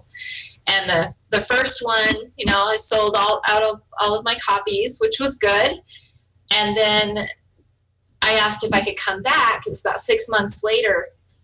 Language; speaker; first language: English; non-native, fluent; German